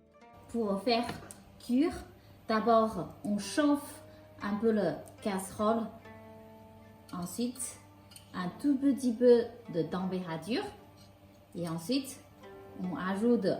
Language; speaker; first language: French; non-native, local second language; Chinese